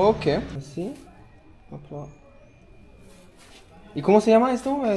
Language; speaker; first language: Spanish; non-native, learner; French